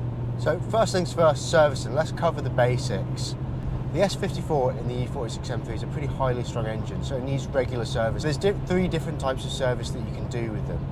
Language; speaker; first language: English; native; English